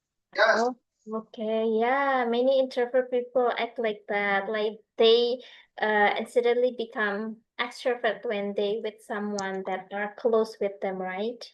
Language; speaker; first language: English; non-native, fluent; Indonesian